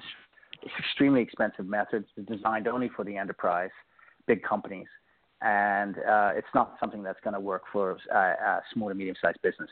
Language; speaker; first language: English; native; English